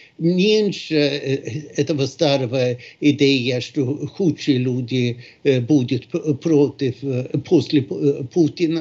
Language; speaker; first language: Russian; non-native, fluent; Swedish